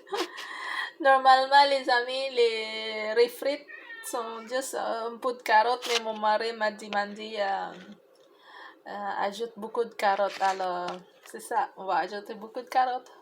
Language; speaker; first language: French; non-native, learner; Filipino